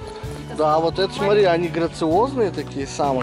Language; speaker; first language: Russian; native; Russian